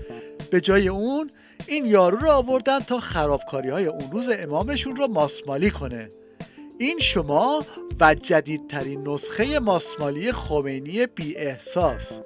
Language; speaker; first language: Persian; native; Persian